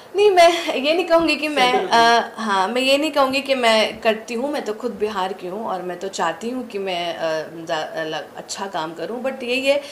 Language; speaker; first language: Hindi; native; Hindi